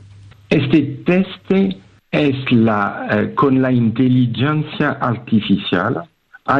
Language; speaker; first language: Spanish; non-native, fluent; French